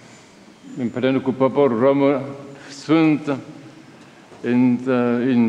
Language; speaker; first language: Romanian; non-native, learner; French